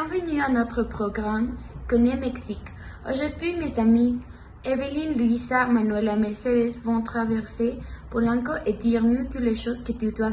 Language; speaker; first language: French; non-native, learner; Spanish